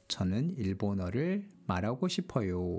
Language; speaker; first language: Korean; non-native, learner; English